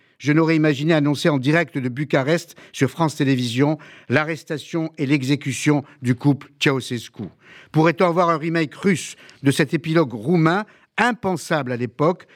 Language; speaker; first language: French; native; French